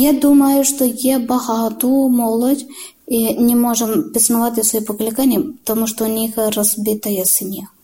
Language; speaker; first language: Ukrainian; non-native, learner; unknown